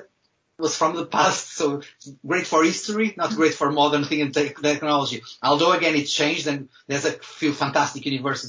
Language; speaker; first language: English; non-native, fluent; Portuguese